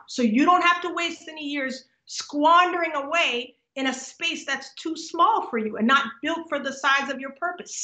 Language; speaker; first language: English; native; English